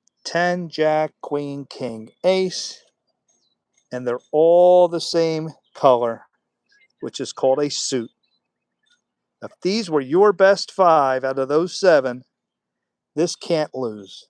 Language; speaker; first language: English; native; English